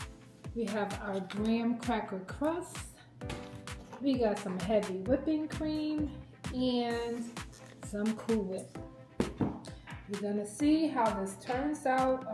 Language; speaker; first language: English; native; English